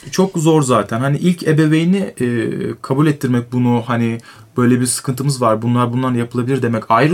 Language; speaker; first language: Turkish; native; Turkish